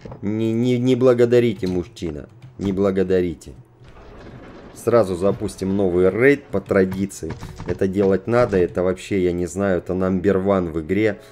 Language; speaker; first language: Russian; native; Russian